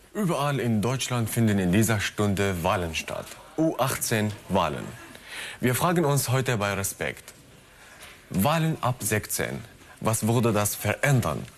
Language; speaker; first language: German; non-native, fluent; Arabic